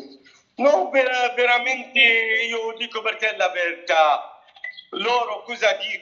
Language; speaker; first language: Italian; non-native, learner; Arabic